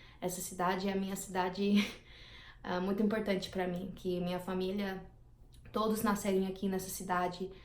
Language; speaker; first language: Portuguese; non-native, fluent; English